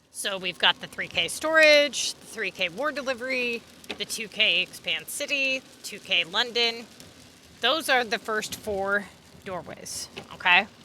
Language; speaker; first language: English; native; English